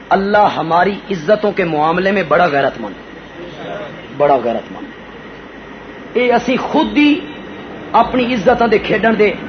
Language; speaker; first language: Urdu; non-native, local second language; Punjabi